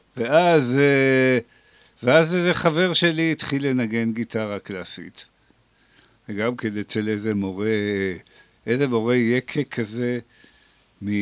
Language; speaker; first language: Hebrew; native; Hebrew